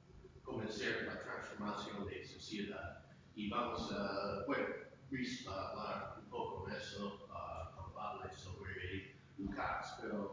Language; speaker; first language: Spanish; non-native, fluent; English